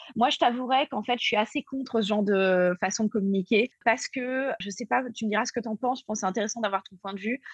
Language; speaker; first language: French; native; French